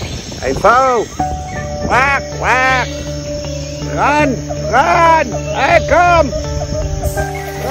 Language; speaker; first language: English; non-native, learner; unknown